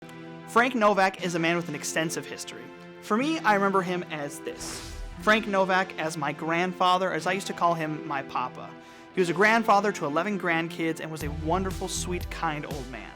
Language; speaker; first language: English; native; English